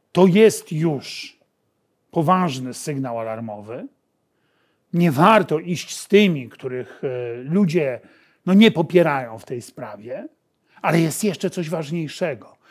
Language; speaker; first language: Polish; native; Polish